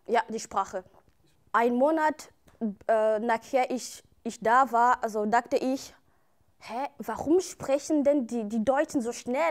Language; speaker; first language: German; non-native, fluent; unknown